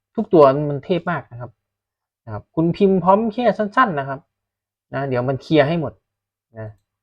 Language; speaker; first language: Thai; native; Thai